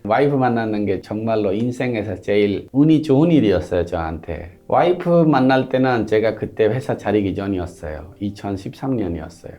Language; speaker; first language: Korean; non-native, fluent; Hindi